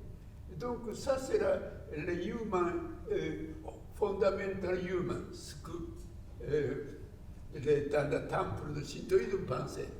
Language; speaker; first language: French; non-native, learner; Japanese